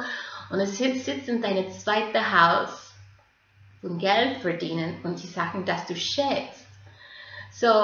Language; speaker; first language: German; non-native, fluent; English